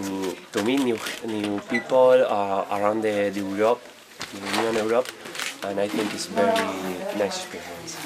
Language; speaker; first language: English; non-native, learner; Spanish